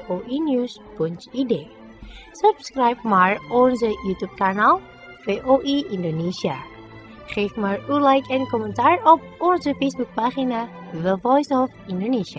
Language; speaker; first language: Dutch; non-native, learner; Indonesian